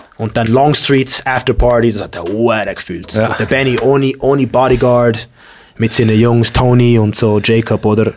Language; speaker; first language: German; early bilingual, other home language; English